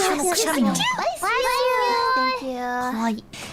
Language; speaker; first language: Japanese; native; Japanese